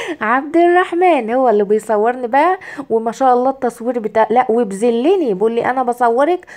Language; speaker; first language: Arabic; native; Arabic